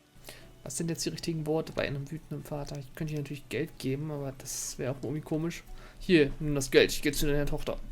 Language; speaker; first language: German; native; German